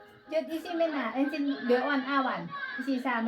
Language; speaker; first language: Finnish; non-native, learner; Thai